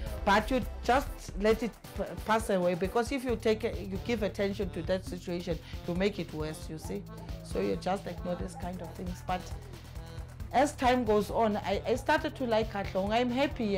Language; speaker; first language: English; non-native, local second language; Afrikaans